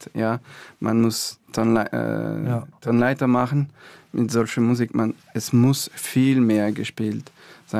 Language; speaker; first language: German; non-native, fluent; French